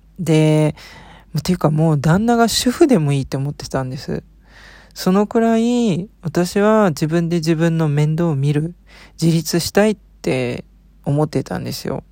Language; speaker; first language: Japanese; early bilingual, heritage; Japanese